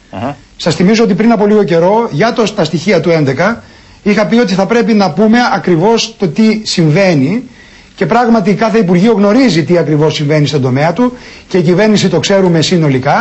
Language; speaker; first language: Greek; native; Greek